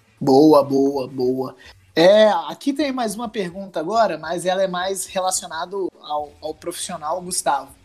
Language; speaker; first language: Portuguese; native; Portuguese